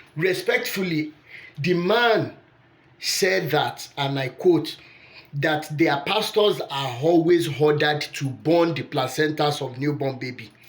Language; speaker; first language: English; non-native, local second language; Yoruba